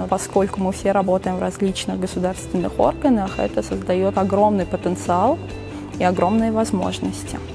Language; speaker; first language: Russian; early bilingual, other home language; Armenian